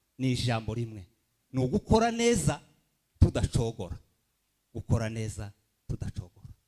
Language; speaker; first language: Kinyarwanda; early bilingual, heritage; Kinyarwanda